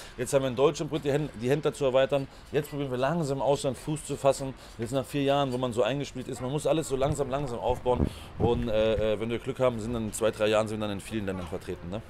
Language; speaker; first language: German; native; German